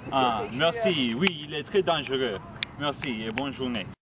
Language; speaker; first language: French; non-native, learner; English